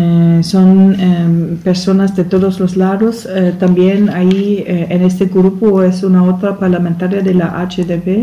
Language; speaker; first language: Spanish; non-native, learner; German